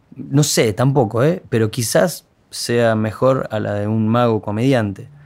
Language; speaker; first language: Spanish; native; Spanish